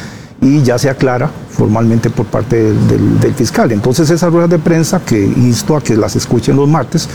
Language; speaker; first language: Spanish; native; Spanish